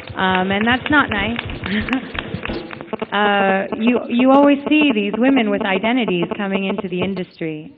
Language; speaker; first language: English; native; English